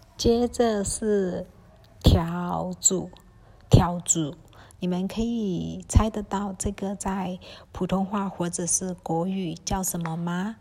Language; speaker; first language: Chinese; early bilingual, heritage; Chinese